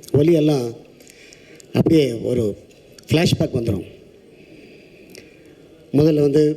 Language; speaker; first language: Tamil; non-native, local second language; Telugu